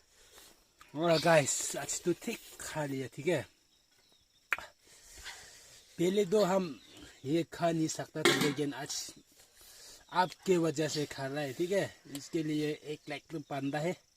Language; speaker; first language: Hindi; non-native, local second language; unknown